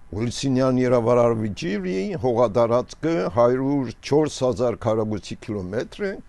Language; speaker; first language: Armenian; early bilingual, heritage; Armenian